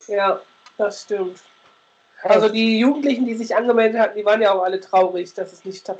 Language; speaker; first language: German; native; German